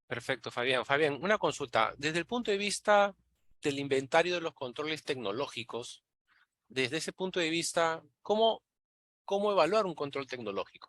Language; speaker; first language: Spanish; native; Spanish